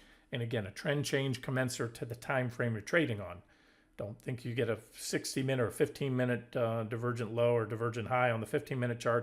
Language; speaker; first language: English; native; English